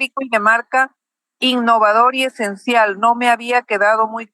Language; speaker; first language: Spanish; native; Spanish